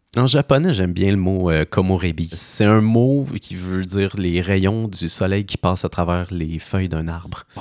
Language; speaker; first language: French; native; French